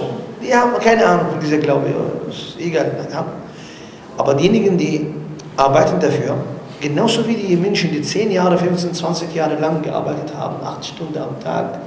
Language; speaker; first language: German; non-native, learner; Arabic